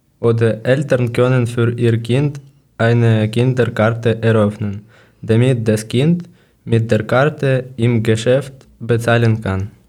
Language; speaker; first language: German; non-native, learner; Ukrainian